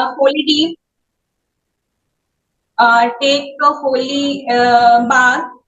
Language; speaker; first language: English; non-native, learner; Hindi